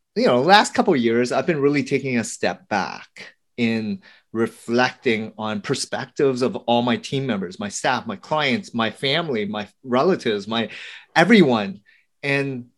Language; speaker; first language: English; early bilingual, other home language; Vietnamese